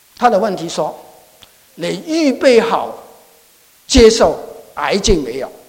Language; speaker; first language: Chinese; non-native, local second language; Cantonese